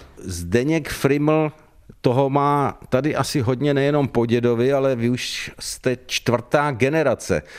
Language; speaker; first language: Czech; native; Czech